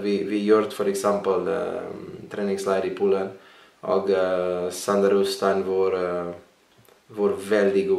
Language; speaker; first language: Norwegian; non-native, learner; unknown